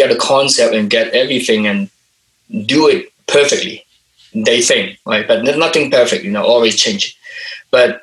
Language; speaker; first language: English; non-native, local second language; Cantonese